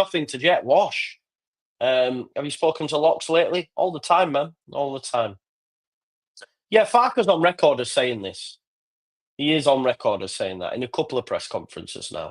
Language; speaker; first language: English; native; English